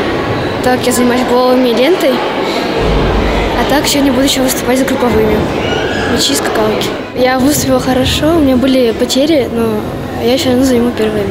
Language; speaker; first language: Russian; native; Russian